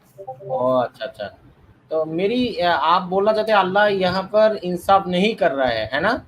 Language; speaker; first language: Hindi; non-native, learner; Bangla